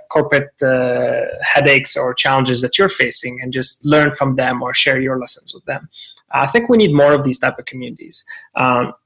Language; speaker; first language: English; non-native, fluent; Arabic